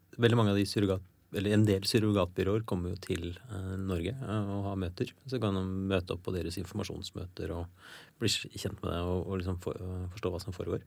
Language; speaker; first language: Norwegian; native; Norwegian